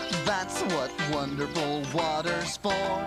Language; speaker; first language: English; native; English